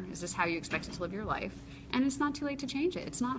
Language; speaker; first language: English; native; English